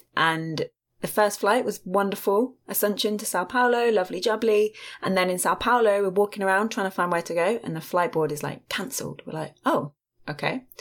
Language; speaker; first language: English; native; English